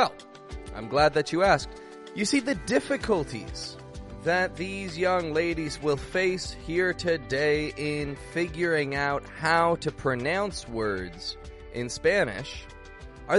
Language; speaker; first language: English; native; English